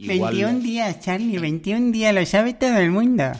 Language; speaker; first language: Spanish; native; Spanish